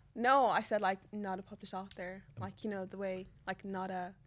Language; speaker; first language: English; native; English